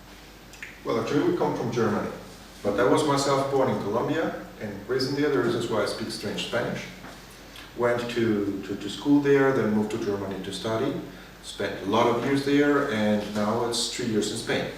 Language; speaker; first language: English; non-native, fluent; Spanish